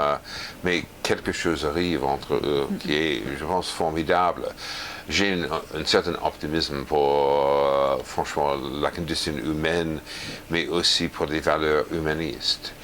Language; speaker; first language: French; non-native, fluent; English